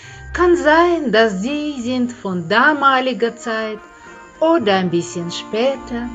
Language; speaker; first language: German; non-native, fluent; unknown